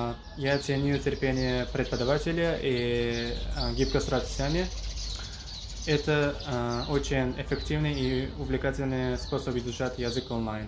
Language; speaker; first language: Russian; non-native, fluent; Uzbek